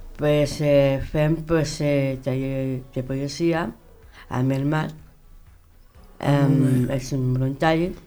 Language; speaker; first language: Catalan; non-native, local second language; Spanish